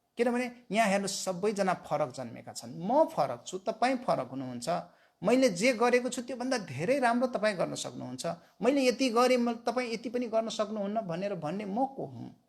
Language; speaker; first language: Nepali; non-native, local second language; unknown